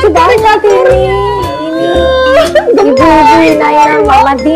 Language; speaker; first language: Indonesian; non-native, learner; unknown